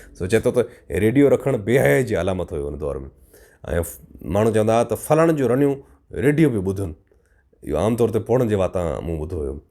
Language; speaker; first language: Sindhi; native; Sindhi